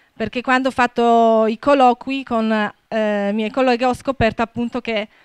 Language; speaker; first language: Italian; non-native, fluent; Polish